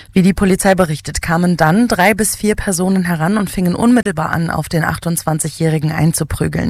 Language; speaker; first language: German; native; German